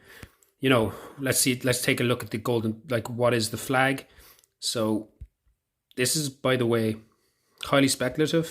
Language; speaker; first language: English; native; English